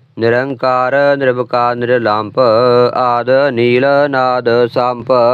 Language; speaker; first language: Hindi; non-native, local second language; Punjabi